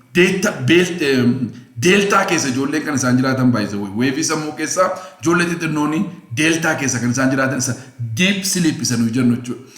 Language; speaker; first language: Oromo; non-native, local second language; Amharic